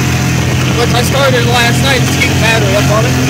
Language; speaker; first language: English; native; English